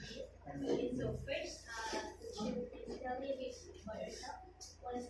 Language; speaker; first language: English; non-native, local second language; Malay